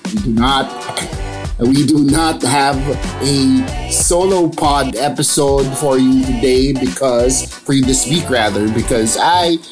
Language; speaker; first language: English; non-native, local second language; Filipino